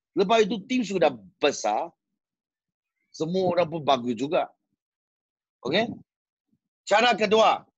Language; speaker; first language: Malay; non-native, local second language; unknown